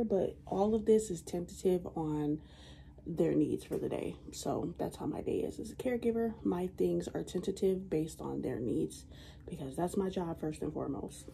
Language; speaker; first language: English; native; English